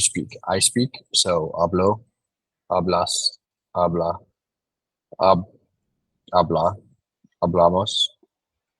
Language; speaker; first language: Spanish; non-native, learner; English